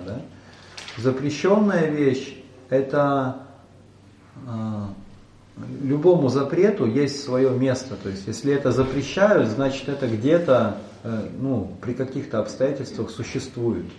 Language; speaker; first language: Russian; native; Russian